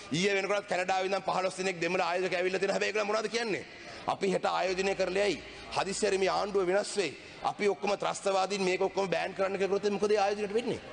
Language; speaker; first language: Sinhala; non-native, local second language; Tamil